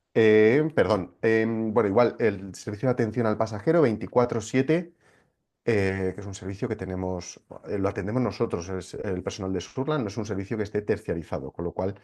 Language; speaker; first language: Spanish; native; Spanish